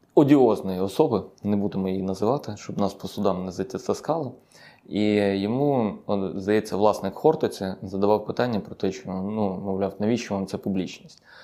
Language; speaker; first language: Ukrainian; native; Ukrainian